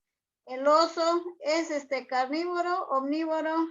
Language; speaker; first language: Spanish; native; Spanish